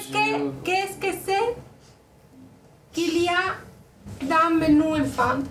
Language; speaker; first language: French; non-native, learner; Spanish